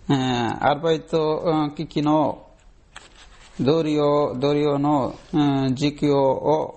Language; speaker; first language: Japanese; non-native, learner; Bangla